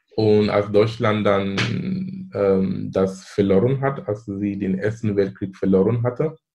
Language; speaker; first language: German; non-native, fluent; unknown